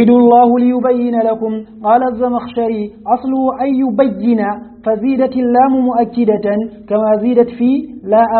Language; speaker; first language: Arabic; native; Arabic